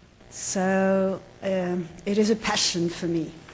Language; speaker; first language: English; non-native, fluent; French